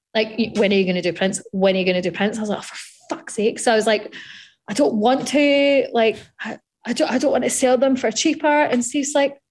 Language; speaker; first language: English; native; English